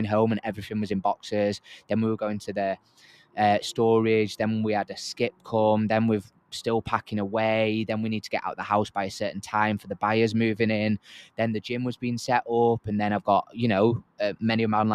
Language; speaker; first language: English; native; English